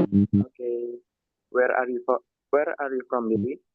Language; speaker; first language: English; non-native, learner; Indonesian